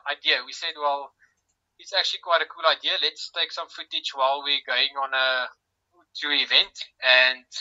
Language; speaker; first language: English; non-native, local second language; Afrikaans